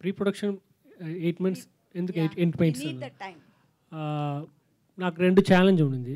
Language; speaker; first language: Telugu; non-native, local second language; Tamil